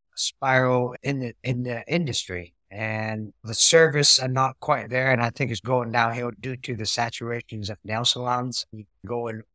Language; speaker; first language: English; non-native, fluent; Vietnamese